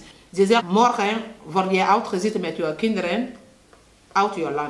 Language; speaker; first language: Dutch; non-native, learner; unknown